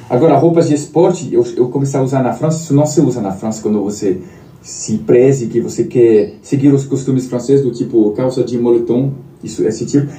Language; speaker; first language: Portuguese; non-native, fluent; French